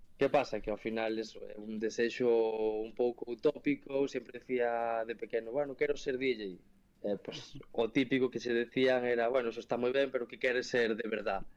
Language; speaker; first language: Galician; native; Galician